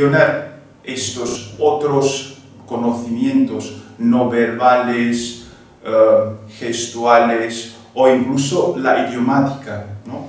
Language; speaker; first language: Spanish; non-native, fluent; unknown